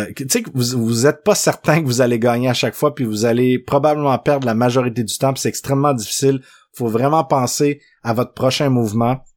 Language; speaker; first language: French; native; French